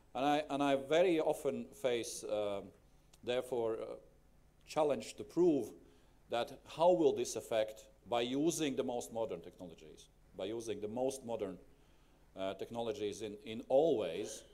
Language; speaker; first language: English; non-native, fluent; Latvian